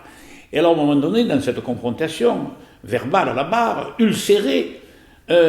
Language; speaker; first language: French; native; French